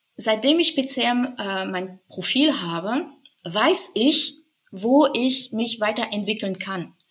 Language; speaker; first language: German; non-native, fluent; French